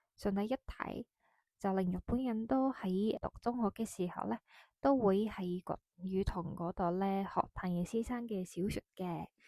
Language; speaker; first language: Cantonese; non-native, fluent; Japanese